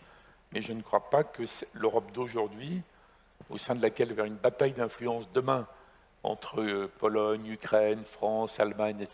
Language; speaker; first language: French; native; French